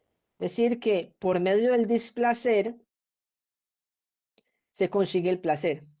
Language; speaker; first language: Spanish; native; Spanish